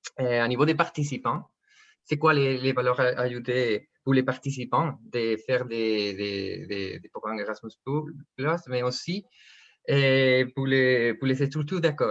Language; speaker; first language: French; non-native, fluent; Spanish